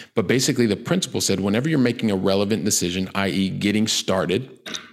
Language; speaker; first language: English; native; English